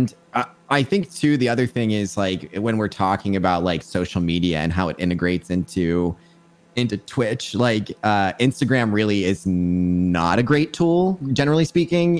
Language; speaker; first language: English; non-native, fluent; French